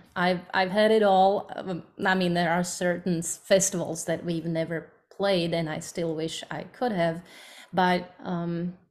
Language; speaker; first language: English; non-native, fluent; Slovak